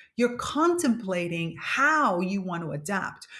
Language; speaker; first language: English; native; English